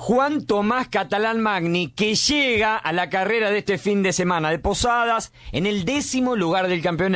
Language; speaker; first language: Spanish; native; Spanish